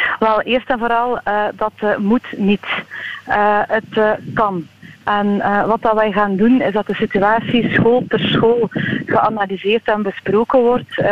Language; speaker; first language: Dutch; native; Dutch